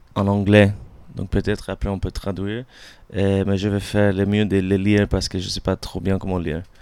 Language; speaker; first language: French; early bilingual, other home language; English